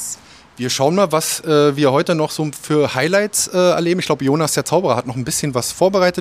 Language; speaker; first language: German; native; German